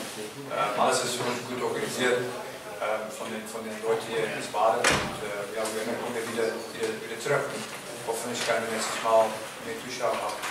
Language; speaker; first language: German; non-native, fluent; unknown